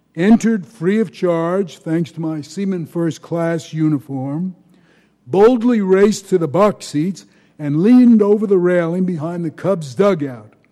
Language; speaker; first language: English; native; English